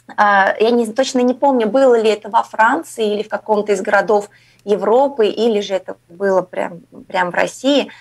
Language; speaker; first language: Russian; native; Russian